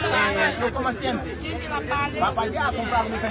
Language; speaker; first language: Spanish; non-native, learner; Haitian Creole